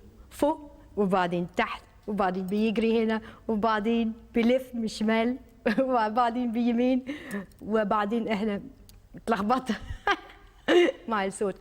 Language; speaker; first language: Arabic; early bilingual, heritage; Arabic